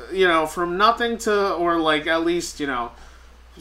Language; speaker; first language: English; native; English